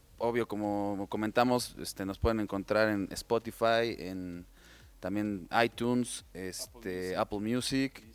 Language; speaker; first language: Spanish; native; Spanish